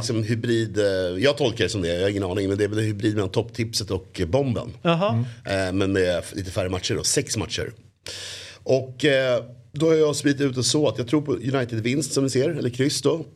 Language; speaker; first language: Swedish; native; Swedish